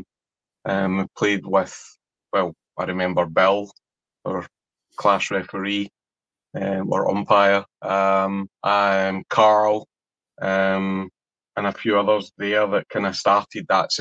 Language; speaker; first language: English; native; English